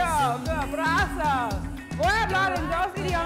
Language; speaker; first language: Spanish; non-native, learner; English